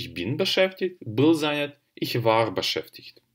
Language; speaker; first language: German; non-native, fluent; Russian